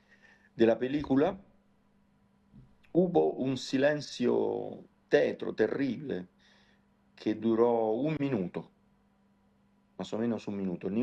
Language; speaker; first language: Spanish; non-native, fluent; Italian